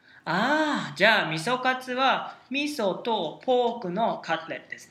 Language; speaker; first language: Japanese; native; Japanese